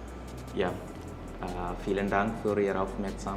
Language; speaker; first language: German; non-native, learner; Malayalam